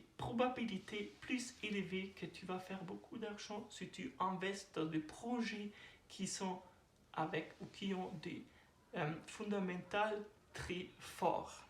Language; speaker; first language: French; non-native, learner; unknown